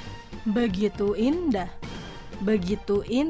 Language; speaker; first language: Indonesian; non-native, learner; Arabic